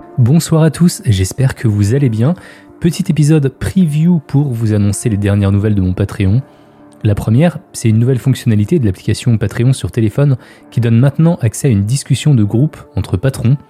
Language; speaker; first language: French; native; French